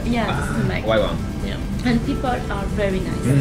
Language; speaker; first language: English; non-native, learner; French